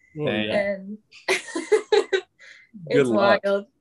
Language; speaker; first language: English; native; English